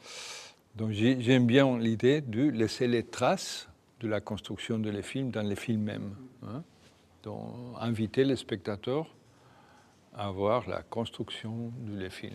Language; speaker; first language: French; non-native, fluent; Spanish